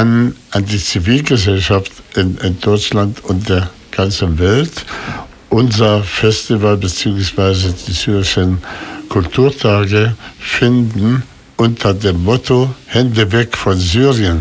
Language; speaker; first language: German; non-native, fluent; Arabic